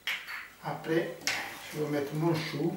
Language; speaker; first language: French; non-native, learner; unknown